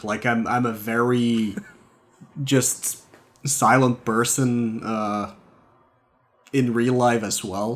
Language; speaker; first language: English; non-native, fluent; Dutch